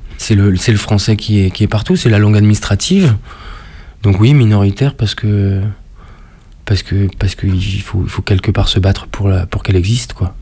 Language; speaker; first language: French; native; French